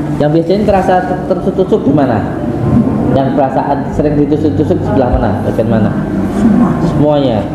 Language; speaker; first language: Indonesian; native; Indonesian